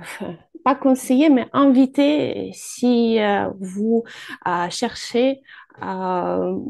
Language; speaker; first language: French; non-native, fluent; Ukrainian